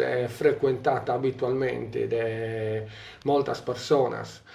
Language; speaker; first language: Catalan; non-native, local second language; Italian